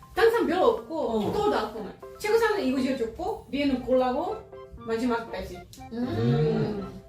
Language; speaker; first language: Korean; non-native, learner; Czech